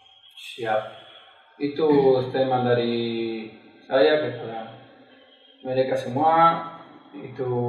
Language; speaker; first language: Indonesian; non-native, fluent; Spanish